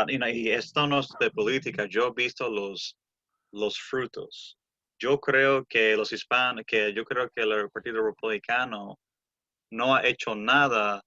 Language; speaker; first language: Spanish; early bilingual, heritage; Spanish